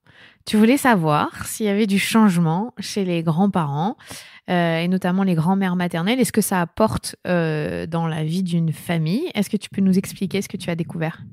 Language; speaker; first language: French; native; French